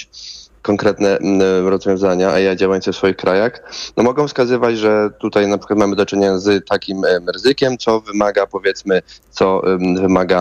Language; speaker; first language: Polish; native; Polish